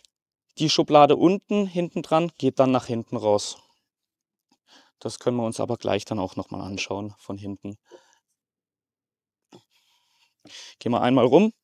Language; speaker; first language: German; native; German